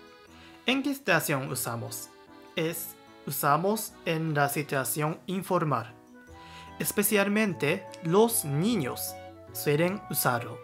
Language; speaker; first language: Spanish; non-native, learner; Japanese